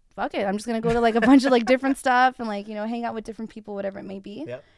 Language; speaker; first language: English; early bilingual, other home language; Tigrinya